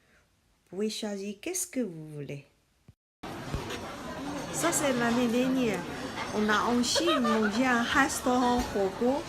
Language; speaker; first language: French; non-native, learner; Chinese